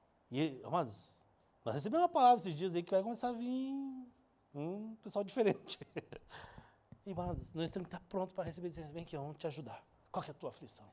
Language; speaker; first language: Portuguese; native; Portuguese